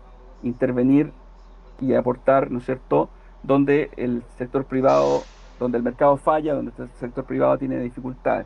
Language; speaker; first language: Spanish; native; Spanish